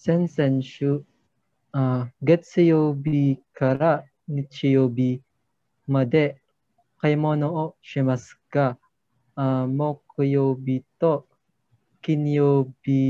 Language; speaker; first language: Japanese; non-native, learner; Filipino